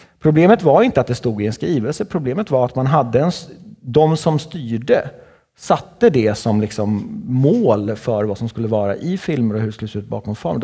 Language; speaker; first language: Swedish; early bilingual, other home language; Czech